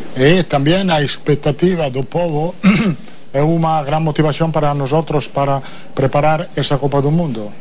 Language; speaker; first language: Portuguese; non-native, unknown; Italian